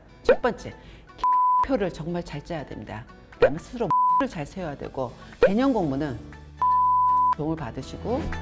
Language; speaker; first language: Korean; native; Korean